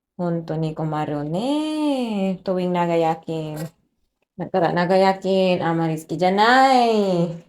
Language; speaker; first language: Japanese; non-native, learner; Cebuano